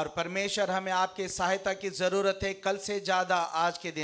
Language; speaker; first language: Hindi; native; Hindi